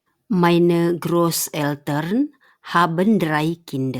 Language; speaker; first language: German; non-native, fluent; Indonesian